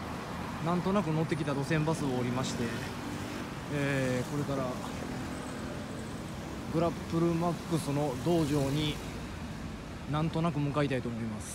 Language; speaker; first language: Japanese; native; Japanese